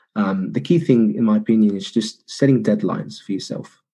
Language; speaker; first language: English; early bilingual, other home language; Arabic